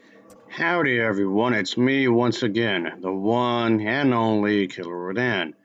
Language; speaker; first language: English; native; English